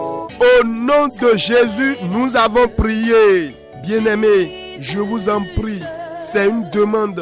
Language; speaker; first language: French; non-native, local second language; Fon